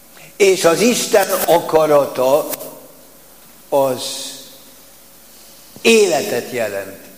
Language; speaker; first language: Hungarian; native; Hungarian